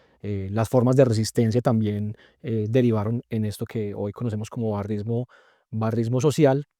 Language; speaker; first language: Spanish; native; Spanish